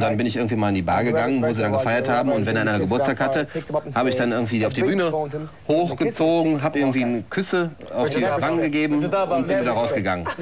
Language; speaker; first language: German; native; German